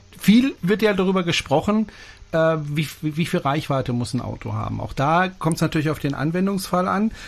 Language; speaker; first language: German; non-native, fluent; French